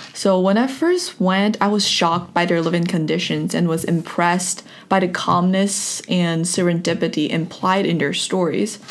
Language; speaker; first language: English; non-native, fluent; Chinese